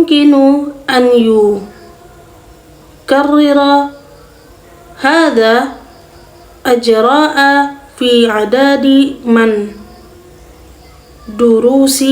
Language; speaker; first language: Arabic; non-native, fluent; Indonesian